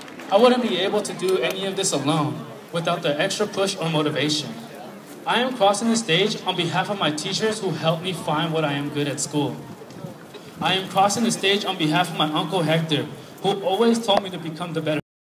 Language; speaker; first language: English; early bilingual, other home language; Spanish